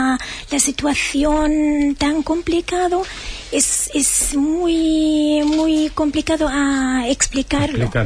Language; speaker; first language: Spanish; non-native, fluent; Arabic